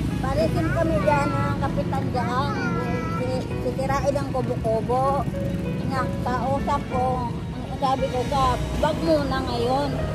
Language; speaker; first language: Filipino; non-native, local second language; Cebuano